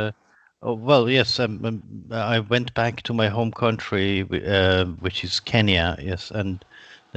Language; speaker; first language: English; non-native, fluent; Persian